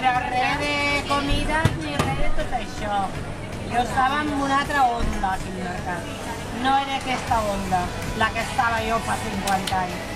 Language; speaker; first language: Catalan; non-native, local second language; Spanish